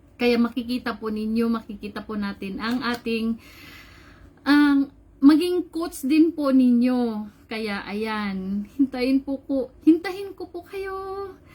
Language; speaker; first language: Filipino; non-native, local second language; Cebuano